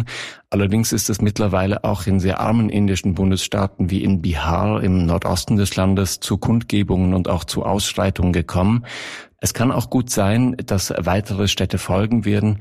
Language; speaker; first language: German; native; German